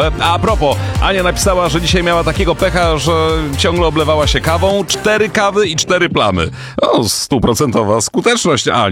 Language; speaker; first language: Polish; native; Polish